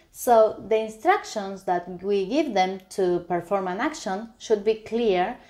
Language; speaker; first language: English; non-native, fluent; Spanish